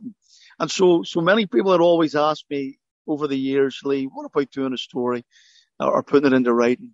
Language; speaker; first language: English; native; English